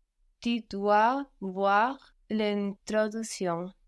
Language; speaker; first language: French; non-native, learner; English